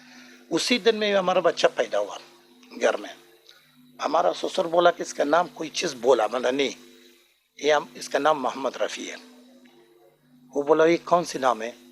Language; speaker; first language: Hindi; non-native, learner; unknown